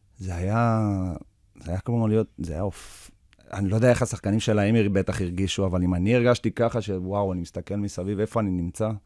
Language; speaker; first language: Hebrew; early bilingual, other home language; English